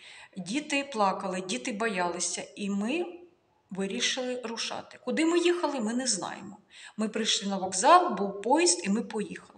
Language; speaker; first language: Ukrainian; non-native, local second language; Russian